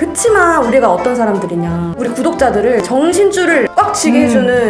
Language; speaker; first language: Korean; native; Korean